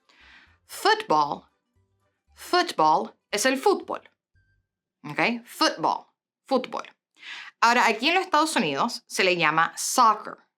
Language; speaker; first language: Spanish; non-native, fluent; English